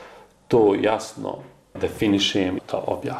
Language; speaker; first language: Croatian; native; Croatian